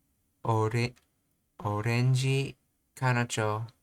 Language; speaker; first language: Japanese; non-native, learner; English